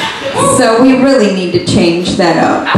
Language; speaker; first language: English; native; English